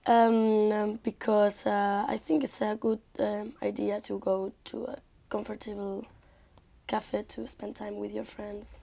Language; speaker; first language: English; non-native, learner; Spanish